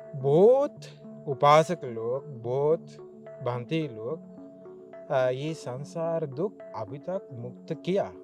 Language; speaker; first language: Hindi; non-native, learner; Sinhala